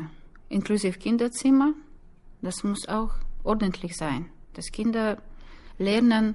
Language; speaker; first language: German; non-native, learner; Russian